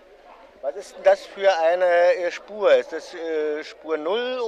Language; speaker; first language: German; native; German